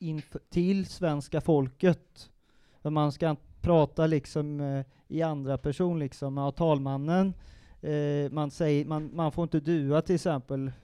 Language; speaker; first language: Swedish; native; Swedish